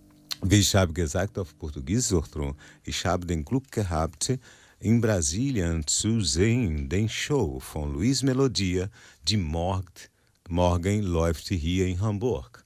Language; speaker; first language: German; non-native, learner; Portuguese